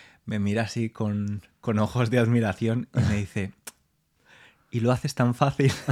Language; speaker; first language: Spanish; native; Spanish